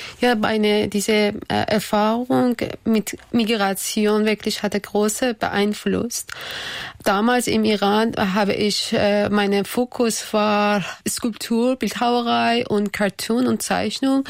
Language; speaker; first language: German; non-native, learner; Persian